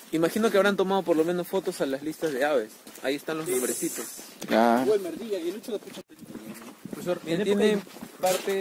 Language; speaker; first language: Spanish; native; Spanish